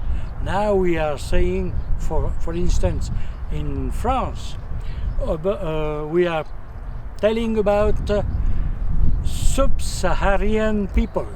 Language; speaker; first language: English; non-native, fluent; French